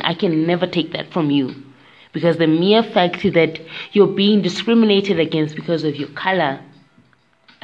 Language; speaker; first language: English; non-native, local second language; Tswana